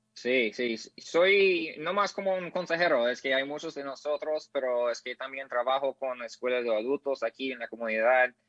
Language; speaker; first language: Spanish; non-native, learner; English